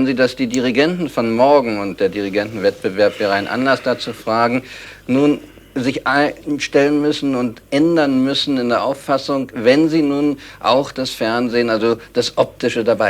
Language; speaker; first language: German; native; German